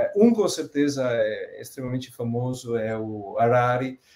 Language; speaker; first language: Portuguese; non-native, fluent; Italian